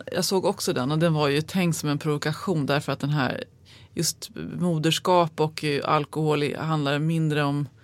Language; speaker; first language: Swedish; native; Swedish